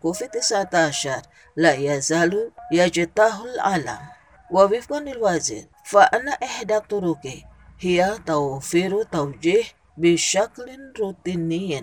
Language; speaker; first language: Arabic; non-native, fluent; Indonesian